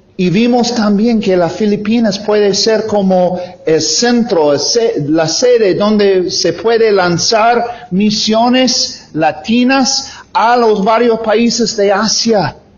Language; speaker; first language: Spanish; non-native, fluent; English